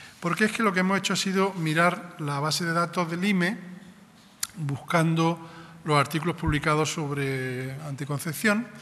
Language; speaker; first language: Spanish; native; Spanish